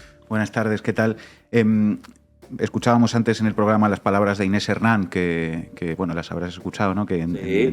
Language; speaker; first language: Spanish; native; Spanish